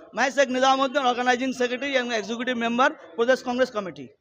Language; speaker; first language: Hindi; non-native, local second language; Bangla